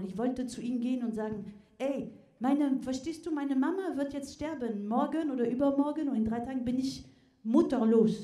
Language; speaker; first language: German; non-native, fluent; French